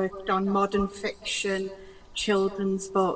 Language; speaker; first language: English; non-native, local second language; Welsh